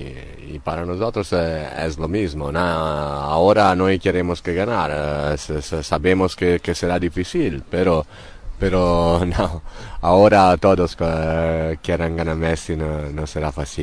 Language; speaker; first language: Spanish; non-native, learner; Italian